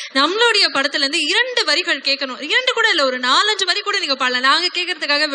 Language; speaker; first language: Tamil; native; Tamil